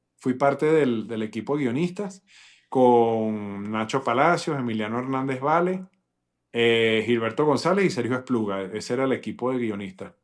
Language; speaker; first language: Spanish; non-native, local second language; English